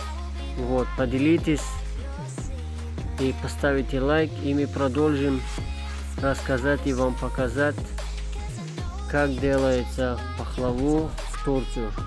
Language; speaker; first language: Russian; non-native, fluent; Tajik